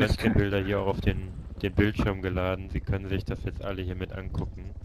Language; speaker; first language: German; native; German